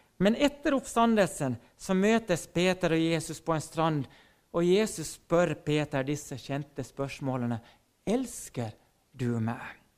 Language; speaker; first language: Norwegian; non-native, fluent; Finnish